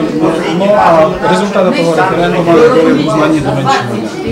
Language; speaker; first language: Czech; non-native, learner; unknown